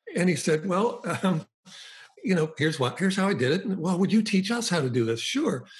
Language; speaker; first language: English; native; English